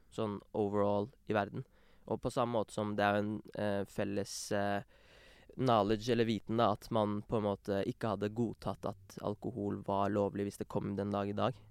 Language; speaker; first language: Norwegian; early bilingual, other home language; Urdu